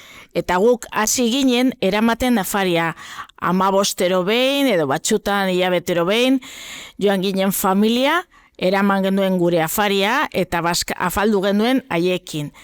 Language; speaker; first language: Basque; non-native, local second language; Spanish